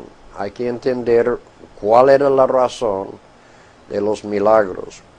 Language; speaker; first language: Spanish; non-native, fluent; English